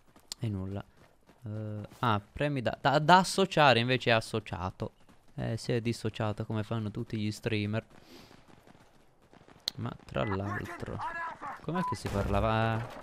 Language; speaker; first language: Italian; native; Italian